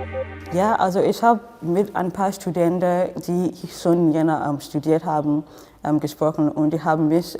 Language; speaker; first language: German; non-native, fluent; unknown